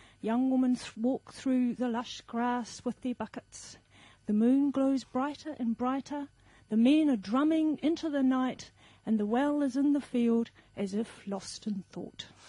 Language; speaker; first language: English; native; English